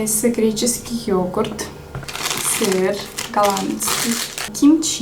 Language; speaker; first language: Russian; non-native, local second language; Kazakh